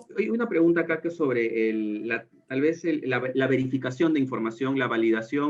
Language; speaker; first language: Spanish; native; Spanish